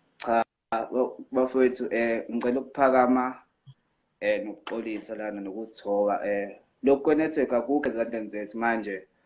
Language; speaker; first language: Zulu; native; Zulu